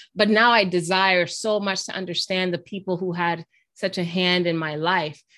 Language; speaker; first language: English; early bilingual, other home language; Spanish